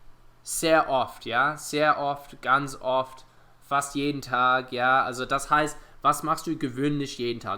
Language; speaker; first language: German; non-native, fluent; English